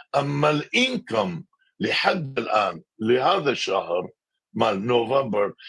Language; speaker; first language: Arabic; native; Arabic